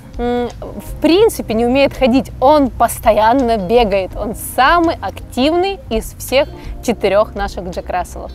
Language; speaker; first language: Russian; native; Russian